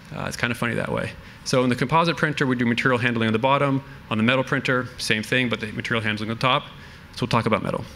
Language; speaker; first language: English; native; English